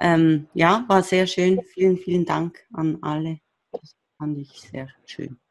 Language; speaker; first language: German; native; German